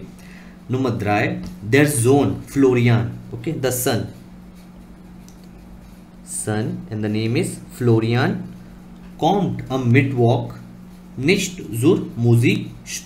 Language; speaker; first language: German; non-native, learner; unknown